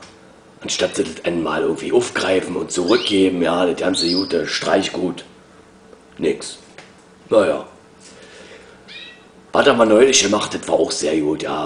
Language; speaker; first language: German; native; German